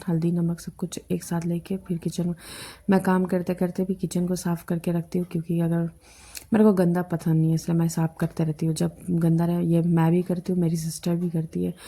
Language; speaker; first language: Hindi; non-native, local second language; Bangla